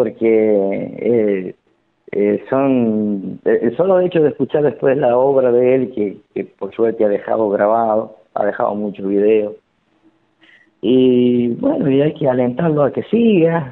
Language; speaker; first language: Spanish; native; Spanish